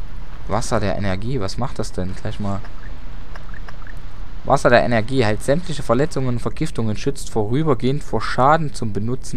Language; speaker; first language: German; native; German